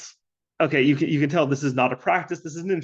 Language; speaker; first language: English; native; English